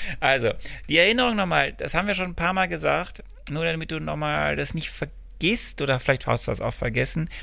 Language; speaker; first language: German; native; German